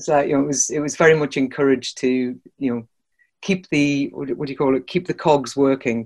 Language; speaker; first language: English; native; English